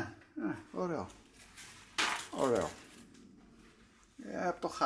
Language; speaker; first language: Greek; early bilingual, heritage; Greek